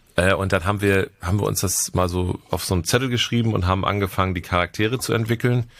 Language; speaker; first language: German; native; German